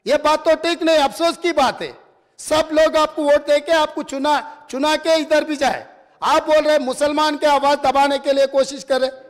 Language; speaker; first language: Hindi; non-native, local second language; Telugu